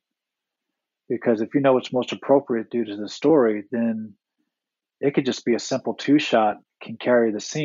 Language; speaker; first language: English; native; English